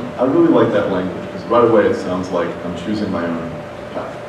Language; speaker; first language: English; native; English